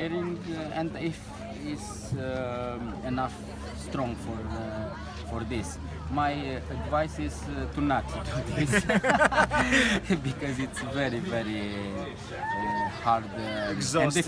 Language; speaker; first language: English; non-native, learner; Romanian